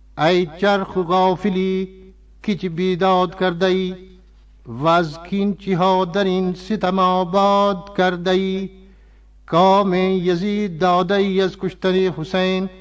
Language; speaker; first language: Persian; non-native, fluent; Urdu